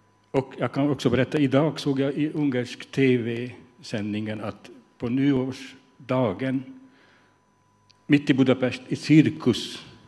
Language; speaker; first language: Swedish; non-native, fluent; Hungarian